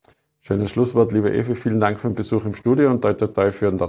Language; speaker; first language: German; native; German